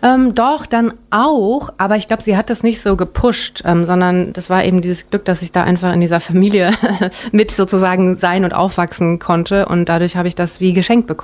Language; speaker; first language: German; early bilingual, other home language; Japanese